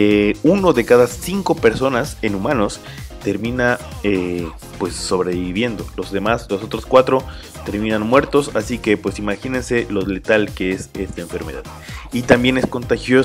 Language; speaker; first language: Spanish; native; Spanish